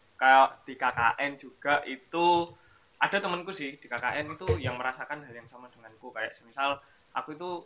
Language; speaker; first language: Indonesian; native; Indonesian